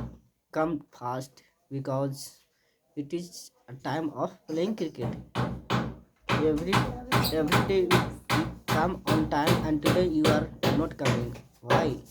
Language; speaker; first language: English; non-native, learner; Hindi